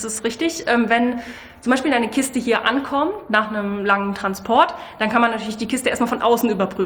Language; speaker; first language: German; native; German